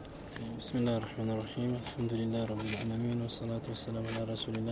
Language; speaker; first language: Arabic; non-native, fluent; French